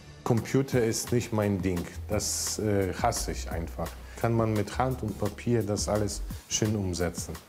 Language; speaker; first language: German; non-native, local second language; Polish